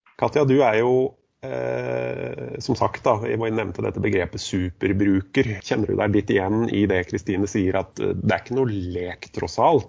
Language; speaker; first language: Norwegian; native; Norwegian